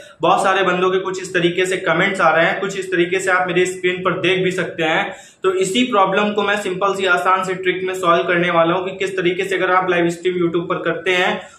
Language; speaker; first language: Hindi; native; Hindi